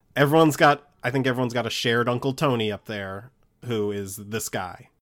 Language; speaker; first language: English; early bilingual, other home language; Italian